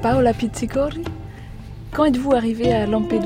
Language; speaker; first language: French; native; French